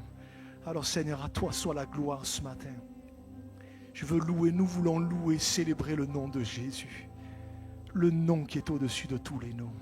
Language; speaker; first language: French; native; French